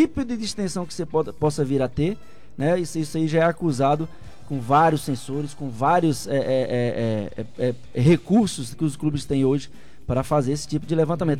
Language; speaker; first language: Portuguese; native; Portuguese